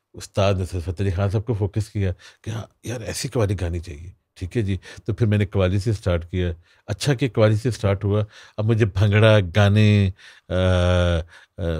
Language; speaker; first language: Urdu; non-native, local second language; Punjabi